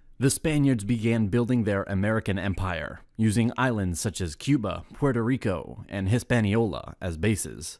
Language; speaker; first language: English; non-native, fluent; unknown